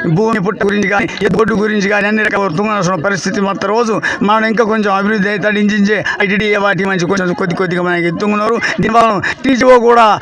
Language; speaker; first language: Telugu; non-native, local second language; Koya